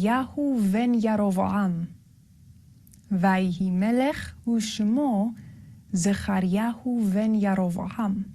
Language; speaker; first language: Hebrew; non-native, learner; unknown